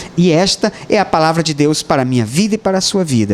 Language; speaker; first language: Portuguese; native; Portuguese